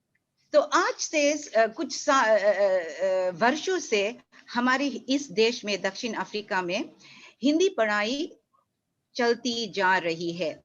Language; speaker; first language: Hindi; early bilingual, heritage; Hindi